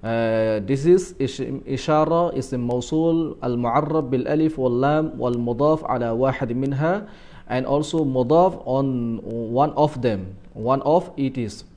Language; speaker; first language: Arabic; non-native, fluent; Malay